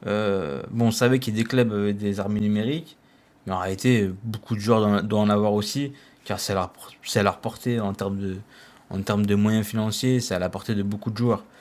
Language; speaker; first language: French; native; French